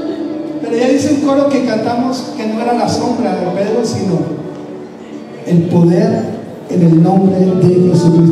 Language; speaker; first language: Spanish; native; Spanish